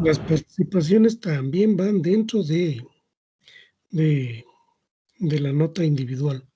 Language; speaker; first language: Spanish; native; Spanish